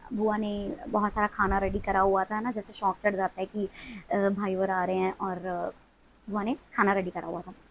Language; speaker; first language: Hindi; non-native, local second language; Punjabi